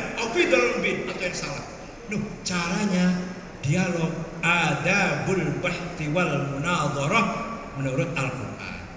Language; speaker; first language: Malay; non-native, local second language; Javanese